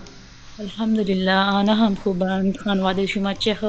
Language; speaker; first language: Persian; non-native, learner; Urdu